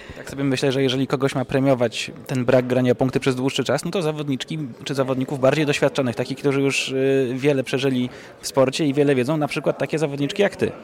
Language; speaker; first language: Polish; native; Polish